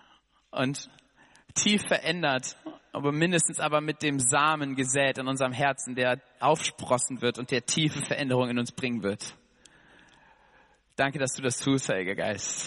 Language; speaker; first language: German; native; German